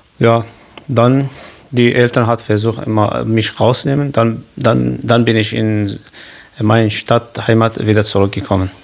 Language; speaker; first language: German; non-native, learner; Kurdish